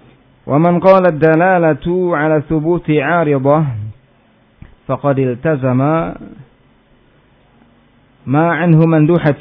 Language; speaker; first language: Arabic; non-native, fluent; Indonesian